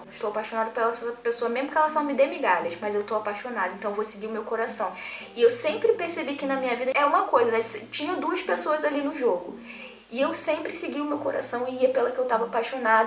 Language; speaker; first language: Portuguese; native; Portuguese